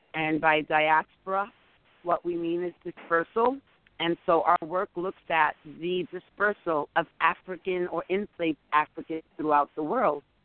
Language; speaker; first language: English; native; English